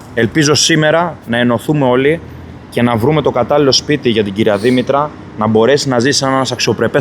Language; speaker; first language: Greek; native; Greek